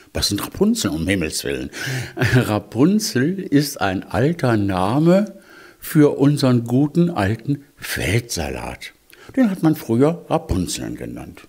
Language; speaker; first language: German; native; German